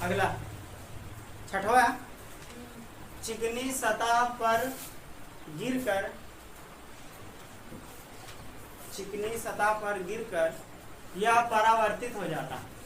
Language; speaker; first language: Hindi; native; Hindi